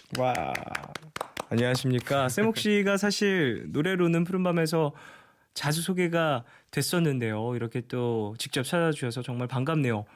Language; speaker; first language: Korean; native; Korean